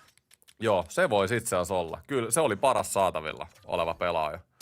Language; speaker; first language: Finnish; native; Finnish